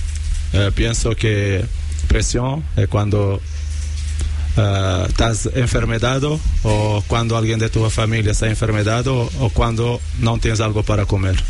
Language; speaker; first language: Spanish; non-native, fluent; Portuguese